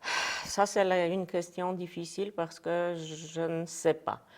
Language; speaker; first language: French; non-native, fluent; Polish